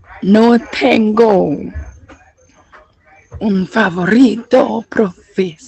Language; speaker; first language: Spanish; non-native, learner; English